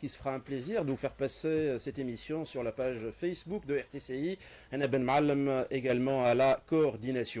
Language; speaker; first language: French; native; French